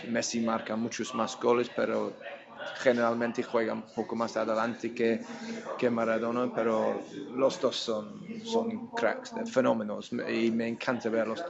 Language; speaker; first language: Spanish; non-native, fluent; English